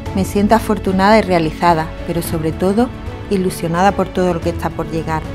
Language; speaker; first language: Spanish; native; Spanish